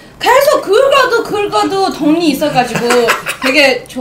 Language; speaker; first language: Korean; non-native, fluent; Chinese